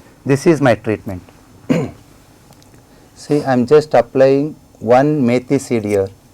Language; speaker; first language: English; non-native, local second language; Telugu